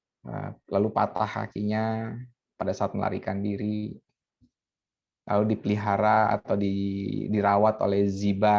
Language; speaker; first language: Indonesian; native; Indonesian